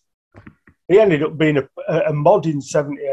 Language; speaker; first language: English; native; English